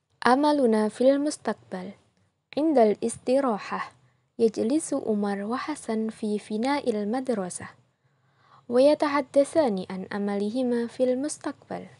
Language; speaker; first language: Arabic; non-native, fluent; Indonesian